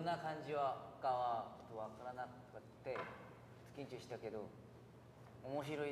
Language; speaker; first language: Japanese; non-native, learner; Korean